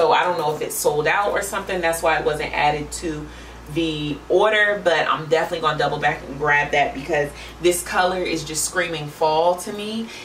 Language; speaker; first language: English; native; English